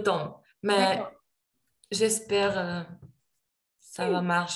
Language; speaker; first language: French; non-native, learner; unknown